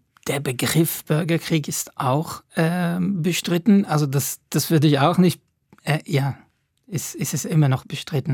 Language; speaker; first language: German; non-native, fluent; Arabic